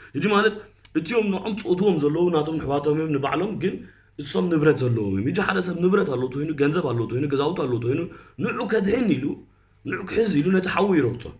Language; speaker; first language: Tigrinya; early bilingual, heritage; Tigrinya